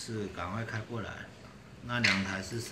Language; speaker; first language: Chinese; native; Chinese